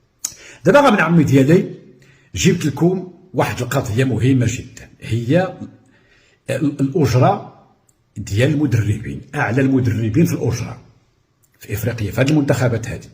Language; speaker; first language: Arabic; native; Arabic